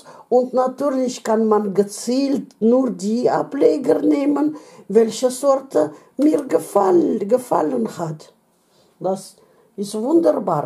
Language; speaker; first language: German; non-native, fluent; Russian